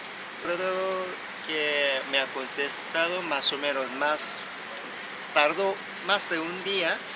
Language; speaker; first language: Spanish; non-native, fluent; Korean